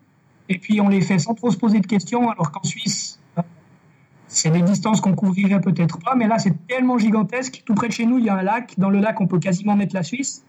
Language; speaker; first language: French; native; French